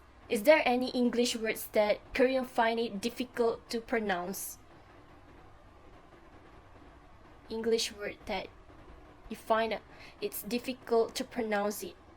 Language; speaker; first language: English; non-native, fluent; Malay